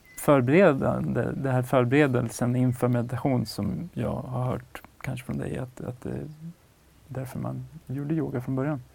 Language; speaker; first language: Swedish; native; Swedish